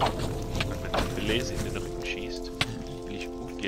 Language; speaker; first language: German; native; German